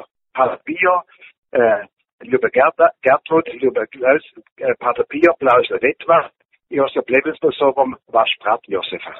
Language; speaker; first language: Ukrainian; non-native, learner; German